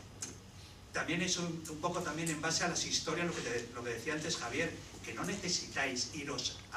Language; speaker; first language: Spanish; native; Spanish